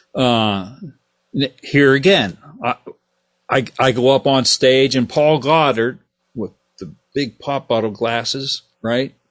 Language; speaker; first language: English; native; English